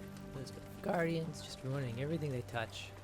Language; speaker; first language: English; native; English